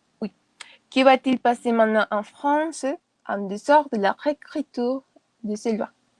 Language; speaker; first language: French; non-native, learner; Spanish